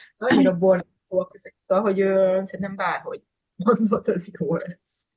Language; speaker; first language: Hungarian; native; Hungarian